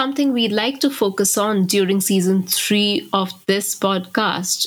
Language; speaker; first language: English; non-native, local second language; Bangla